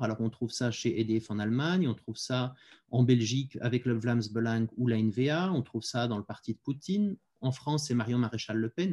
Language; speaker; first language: French; native; French